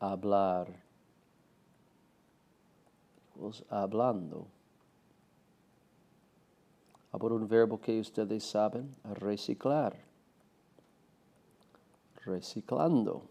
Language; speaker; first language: Spanish; non-native, fluent; English